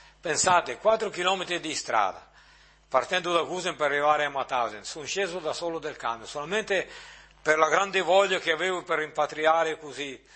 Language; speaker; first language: Italian; native; Italian